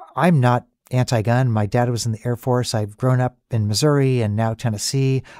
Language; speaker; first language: English; native; English